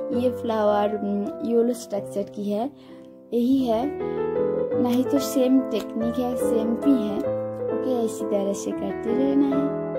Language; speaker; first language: Hindi; non-native, local second language; Bangla